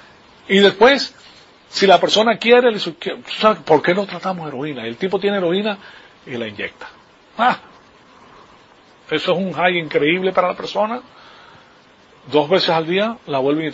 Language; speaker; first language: Spanish; native; Spanish